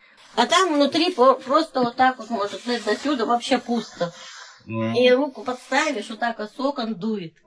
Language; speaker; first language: Russian; native; Russian